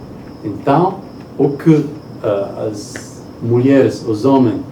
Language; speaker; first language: Portuguese; non-native, learner; Italian